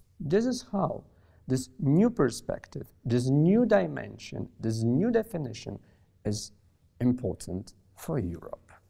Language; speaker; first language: English; non-native, fluent; Polish